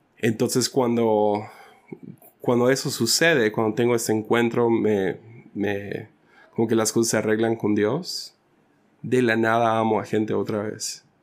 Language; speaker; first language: Spanish; early bilingual, other home language; English